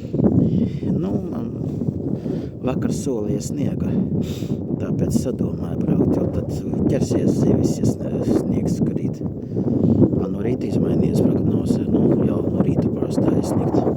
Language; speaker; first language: Latvian; non-native, local second language; Russian